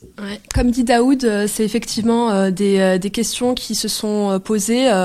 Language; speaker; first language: French; early bilingual, other home language; Arabic